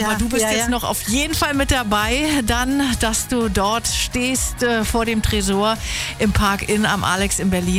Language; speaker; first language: German; native; German